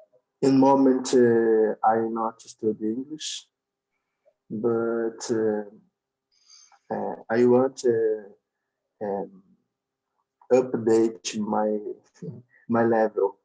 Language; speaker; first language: English; non-native, learner; Portuguese